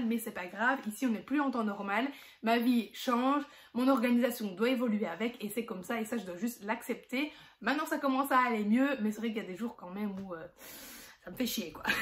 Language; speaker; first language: French; native; French